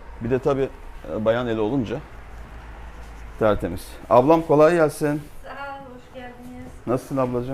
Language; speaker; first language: Turkish; native; Turkish